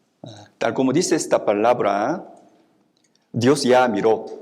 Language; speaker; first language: Spanish; non-native, fluent; Korean